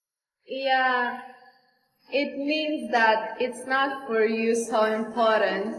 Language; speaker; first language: English; non-native, fluent; Russian